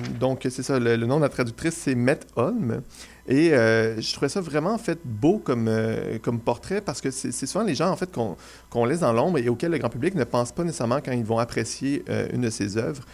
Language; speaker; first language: French; native; French